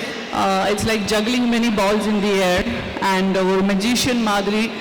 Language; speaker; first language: Tamil; non-native, fluent; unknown